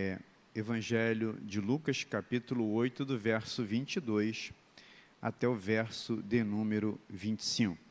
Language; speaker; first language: Portuguese; native; Portuguese